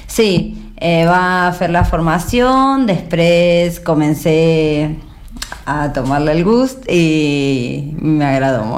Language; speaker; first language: Catalan; non-native, learner; Spanish